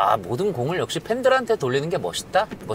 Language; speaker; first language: Korean; native; Korean